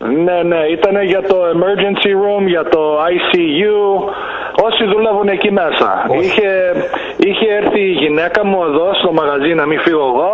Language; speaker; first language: Greek; early bilingual, heritage; Greek